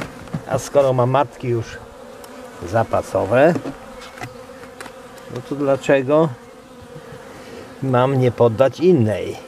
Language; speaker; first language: Polish; native; Polish